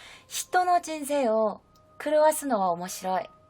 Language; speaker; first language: Japanese; non-native, fluent; Korean